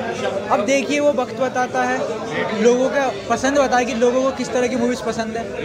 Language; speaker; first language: Hindi; native; Hindi